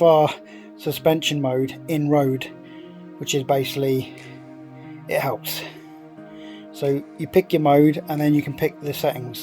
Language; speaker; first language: English; native; English